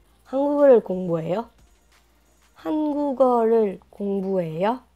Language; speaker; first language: Korean; non-native, learner; French